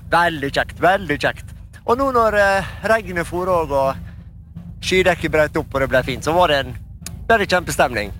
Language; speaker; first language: Norwegian; native; Norwegian